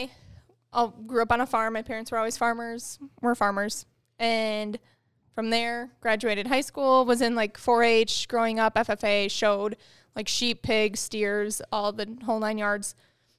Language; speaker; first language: English; native; English